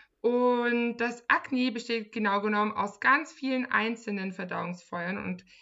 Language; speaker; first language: German; native; German